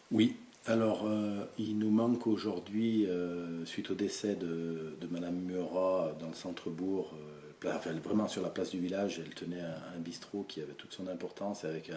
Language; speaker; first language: French; native; French